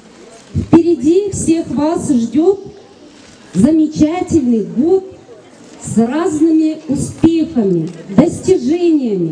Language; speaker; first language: Russian; non-native, local second language; Gagauz